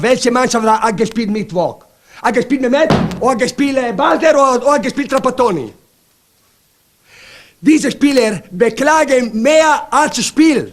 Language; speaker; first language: German; non-native, learner; Italian